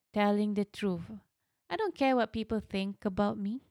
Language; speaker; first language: English; non-native, local second language; Malay